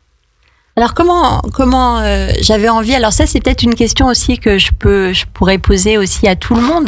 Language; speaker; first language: French; native; French